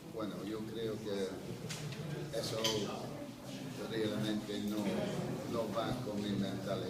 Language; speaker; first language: Spanish; non-native, fluent; English